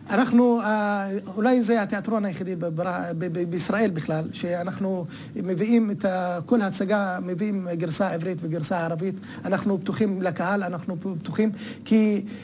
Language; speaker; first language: Hebrew; non-native, local second language; Arabic